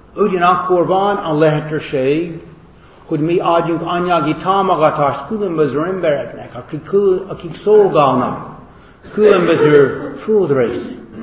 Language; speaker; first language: Hungarian; non-native, fluent; English